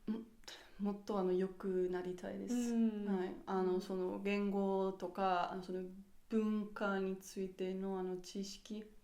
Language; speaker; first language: Japanese; non-native, learner; German